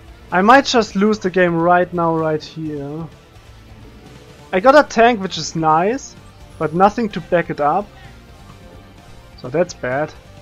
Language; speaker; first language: English; non-native, fluent; German